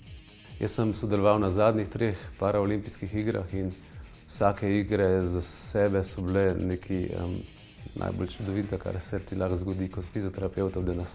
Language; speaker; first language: Slovenian; native; Slovenian